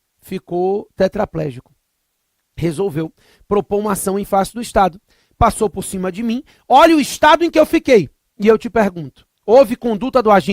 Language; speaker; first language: Portuguese; native; Portuguese